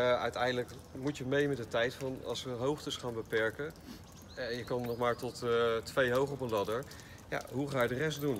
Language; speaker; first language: Dutch; native; Dutch